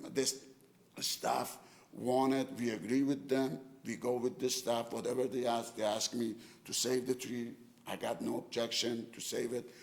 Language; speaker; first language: English; non-native, fluent; Persian